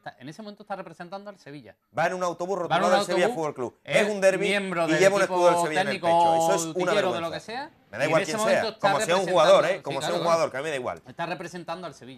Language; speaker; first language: Spanish; native; Spanish